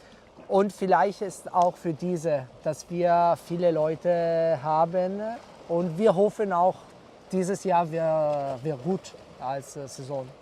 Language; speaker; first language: German; non-native, fluent; Italian